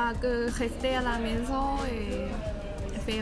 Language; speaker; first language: French; non-native, learner; Thai